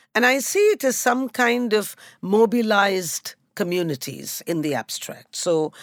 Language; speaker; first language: English; non-native, local second language; Bangla